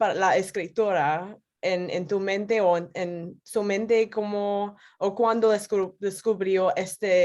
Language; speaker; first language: Spanish; non-native, learner; English